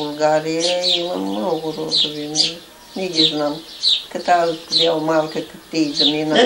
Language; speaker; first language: Bulgarian; early bilingual, heritage; Bulgarian